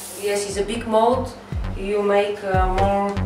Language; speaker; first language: English; non-native, learner; Bulgarian